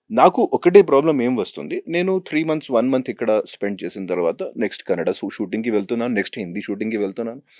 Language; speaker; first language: Telugu; non-native, fluent; Hindi